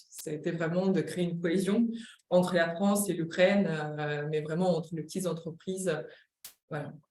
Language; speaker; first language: French; non-native, fluent; Ukrainian